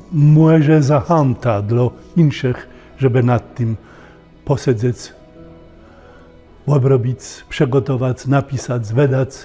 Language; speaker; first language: Polish; non-native, local second language; Kashubian